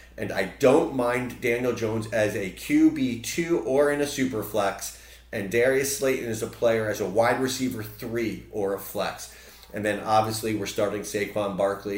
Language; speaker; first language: English; native; English